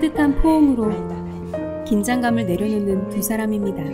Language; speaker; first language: Korean; native; Korean